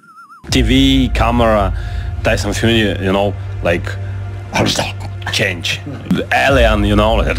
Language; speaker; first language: English; non-native, learner; Ukrainian